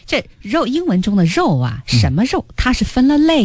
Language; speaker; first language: Chinese; native; Chinese